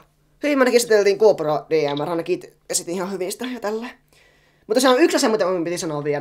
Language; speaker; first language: Finnish; native; Finnish